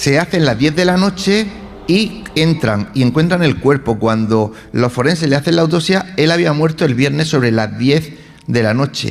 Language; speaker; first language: Spanish; native; Spanish